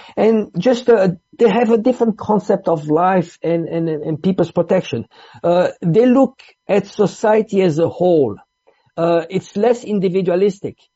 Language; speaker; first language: English; non-native, fluent; Italian